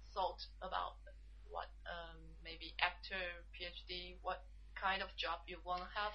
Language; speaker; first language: English; non-native, learner; Chinese